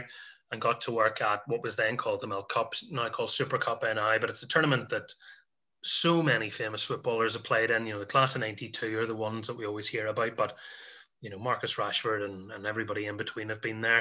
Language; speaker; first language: English; native; English